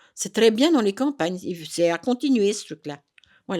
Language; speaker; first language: French; native; French